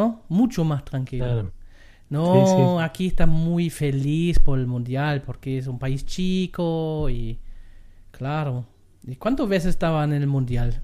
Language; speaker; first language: Spanish; non-native, learner; German